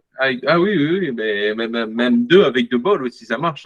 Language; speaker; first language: French; native; French